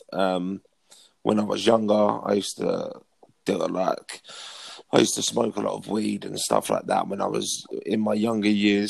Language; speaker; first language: English; native; English